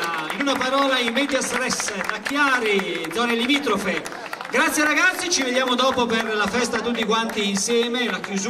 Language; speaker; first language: Italian; native; Italian